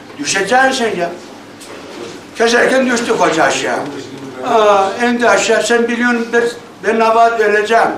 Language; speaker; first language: Turkish; early bilingual, heritage; Turkish